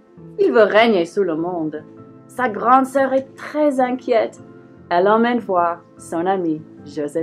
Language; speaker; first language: French; non-native, learner; English